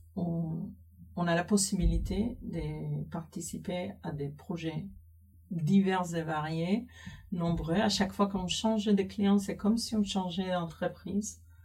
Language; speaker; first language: French; non-native, fluent; Spanish